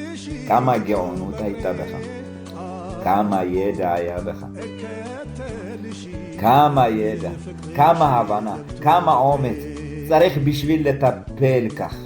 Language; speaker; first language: Hebrew; early bilingual, other home language; Amharic